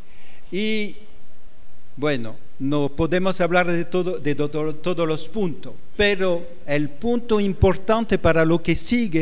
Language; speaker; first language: Spanish; non-native, fluent; French